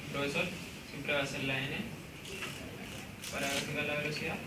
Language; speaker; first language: Spanish; native; Spanish